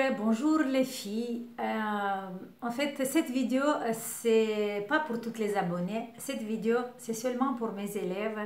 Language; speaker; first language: French; non-native, learner; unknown